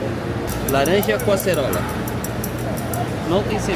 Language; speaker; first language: Portuguese; native; Portuguese